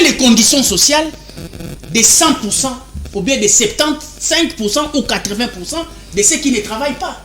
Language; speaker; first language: French; non-native, local second language; Lingala